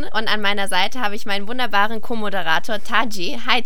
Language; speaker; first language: German; native; German